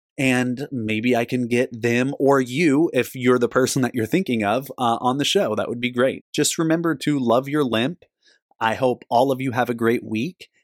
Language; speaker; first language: English; native; English